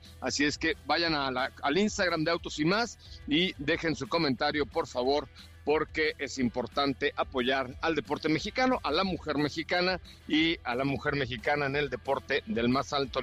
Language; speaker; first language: Spanish; native; Spanish